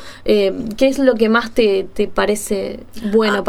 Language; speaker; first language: Spanish; native; Spanish